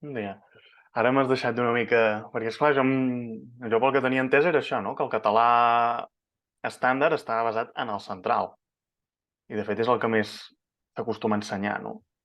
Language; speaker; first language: Catalan; native; Catalan